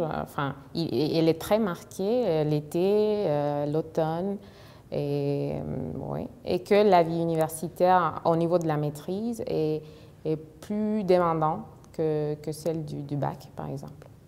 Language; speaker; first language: French; non-native, fluent; Spanish